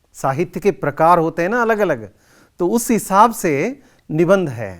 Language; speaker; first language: Hindi; non-native, local second language; Kannada